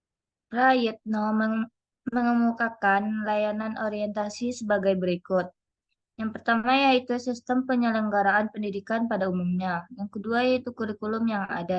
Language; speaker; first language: Indonesian; native; Indonesian